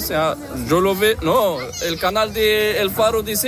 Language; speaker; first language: Spanish; non-native, learner; Arabic